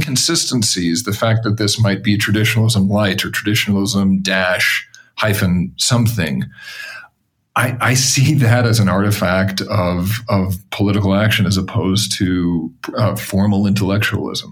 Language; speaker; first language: English; native; English